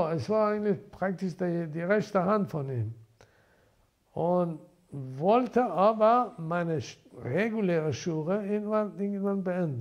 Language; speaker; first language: German; non-native, fluent; Persian